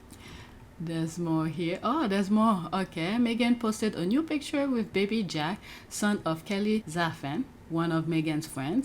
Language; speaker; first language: English; native; English